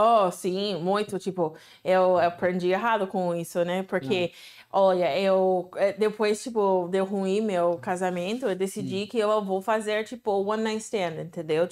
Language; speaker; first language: Portuguese; non-native, fluent; English